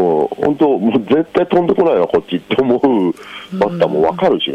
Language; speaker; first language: Japanese; native; Japanese